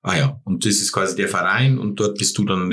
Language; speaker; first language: German; native; German